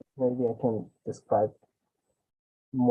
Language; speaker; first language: English; non-native, learner; Spanish